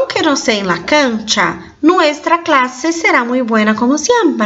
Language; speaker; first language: Spanish; non-native, fluent; Portuguese